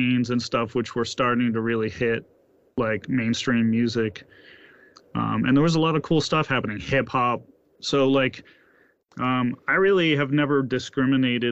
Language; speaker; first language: English; native; English